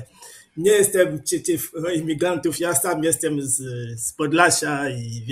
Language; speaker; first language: Polish; non-native, fluent; Lingala